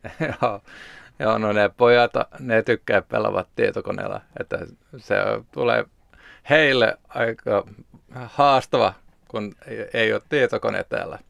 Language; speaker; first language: Finnish; non-native, local second language; Swedish